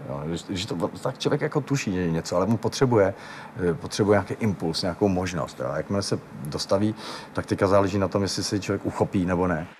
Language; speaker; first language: Czech; native; Czech